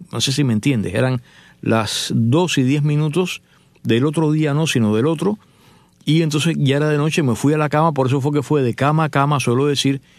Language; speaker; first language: Spanish; native; Spanish